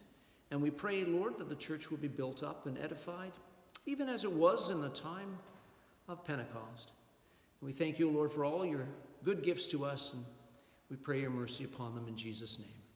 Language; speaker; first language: English; native; English